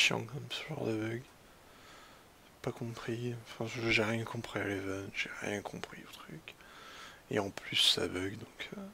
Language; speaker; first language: French; native; French